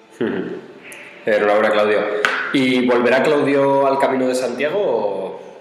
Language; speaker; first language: Spanish; native; Spanish